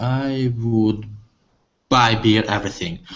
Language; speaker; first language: English; non-native, learner; Hungarian